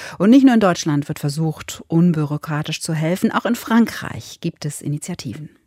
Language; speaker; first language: German; native; German